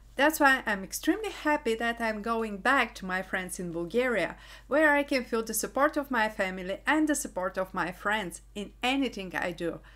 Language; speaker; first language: English; non-native, fluent; Bulgarian